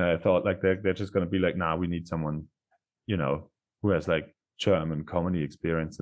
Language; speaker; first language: English; non-native, fluent; German